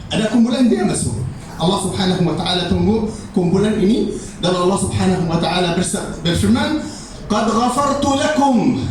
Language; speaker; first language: Malay; non-native, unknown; Arabic